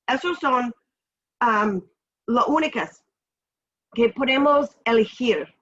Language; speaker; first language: Spanish; non-native, learner; English